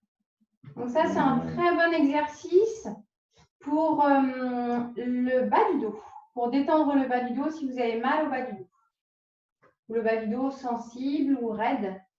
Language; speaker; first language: French; native; French